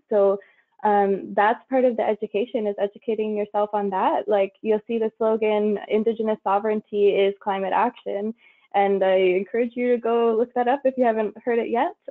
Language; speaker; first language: English; native; English